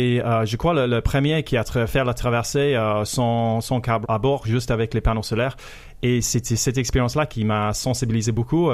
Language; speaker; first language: French; non-native, fluent; English